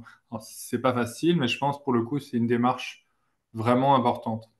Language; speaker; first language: French; native; French